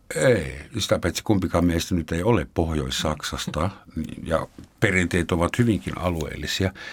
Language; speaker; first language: Finnish; non-native, fluent; German